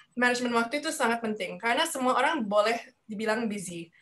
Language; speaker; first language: Indonesian; early bilingual, heritage; Indonesian